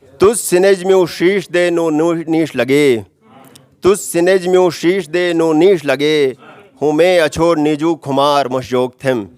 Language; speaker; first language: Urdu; non-native, local second language; Shina